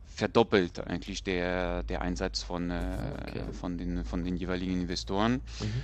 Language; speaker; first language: German; non-native, fluent; French